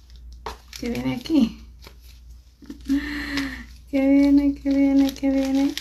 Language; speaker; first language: Spanish; native; Spanish